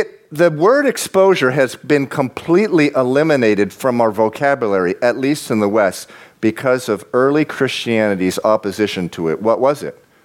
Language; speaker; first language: English; native; English